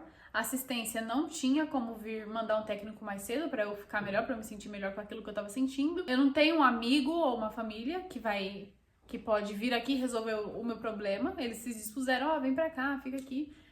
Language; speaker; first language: Portuguese; native; Portuguese